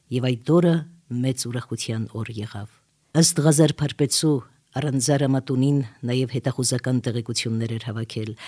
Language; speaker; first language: Armenian; native; Armenian